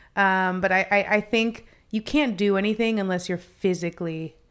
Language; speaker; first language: English; native; English